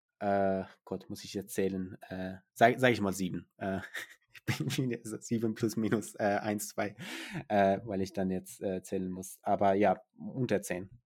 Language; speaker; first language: German; non-native, fluent; Persian